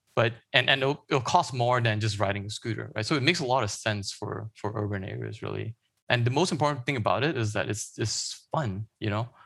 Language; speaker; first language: English; non-native, local second language; Chinese